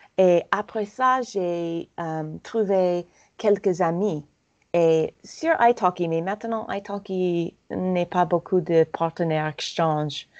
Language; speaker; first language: French; non-native, learner; English